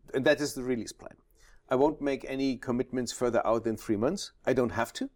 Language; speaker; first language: English; non-native, fluent; German